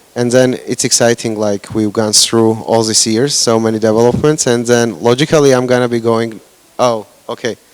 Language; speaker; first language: English; non-native, fluent; Georgian